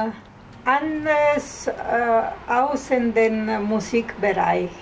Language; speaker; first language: German; non-native, learner; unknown